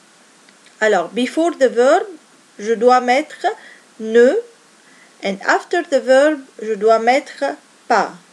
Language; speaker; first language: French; non-native, fluent; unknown